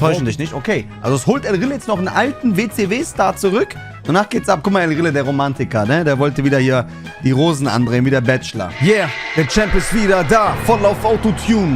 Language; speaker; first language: German; native; German